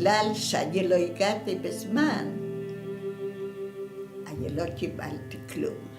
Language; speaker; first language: Hebrew; non-native, fluent; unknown